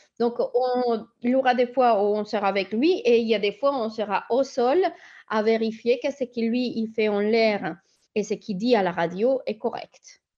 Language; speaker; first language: French; non-native, fluent; Spanish